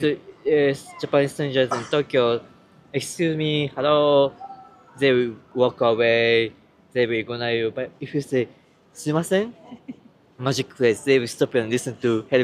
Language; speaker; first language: English; non-native, learner; Japanese